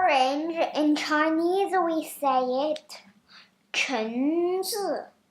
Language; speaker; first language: English; non-native, fluent; Chinese